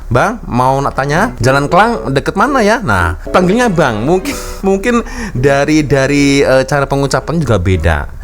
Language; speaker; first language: Malay; native; Malay